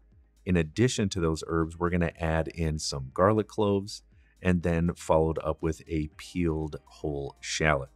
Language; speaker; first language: English; native; English